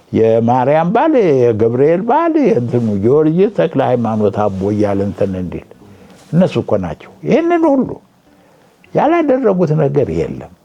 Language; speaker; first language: Amharic; native; Amharic